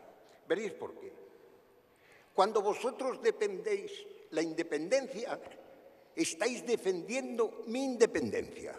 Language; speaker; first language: Spanish; native; Spanish